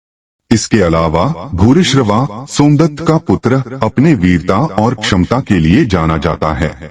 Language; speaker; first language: Hindi; native; Hindi